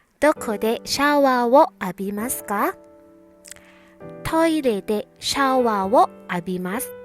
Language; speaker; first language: Japanese; non-native, fluent; Thai